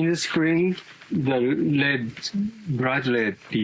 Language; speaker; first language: English; non-native, learner; Japanese